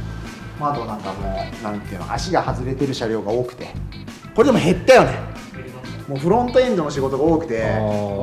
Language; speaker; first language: Japanese; native; Japanese